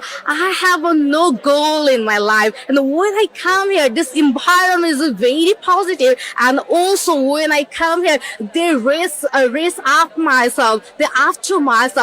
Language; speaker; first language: English; non-native, learner; Bangla